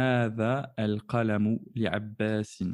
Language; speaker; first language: Arabic; non-native, fluent; French